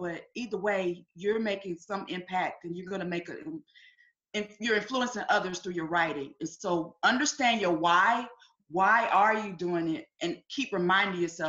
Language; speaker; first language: English; native; English